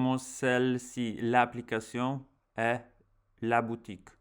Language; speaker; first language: French; non-native, learner; English